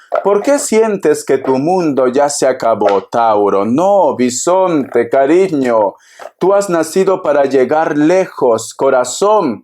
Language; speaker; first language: Spanish; native; Spanish